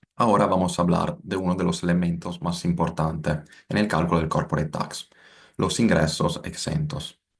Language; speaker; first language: Spanish; non-native, fluent; Italian